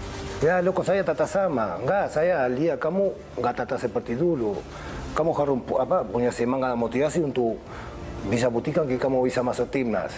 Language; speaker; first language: Indonesian; non-native, fluent; Spanish